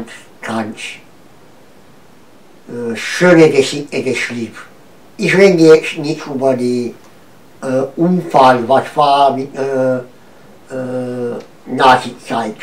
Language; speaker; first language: German; non-native, learner; Romanian